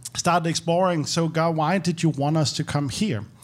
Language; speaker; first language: English; non-native, fluent; Danish